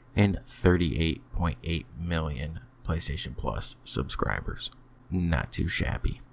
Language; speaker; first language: English; native; English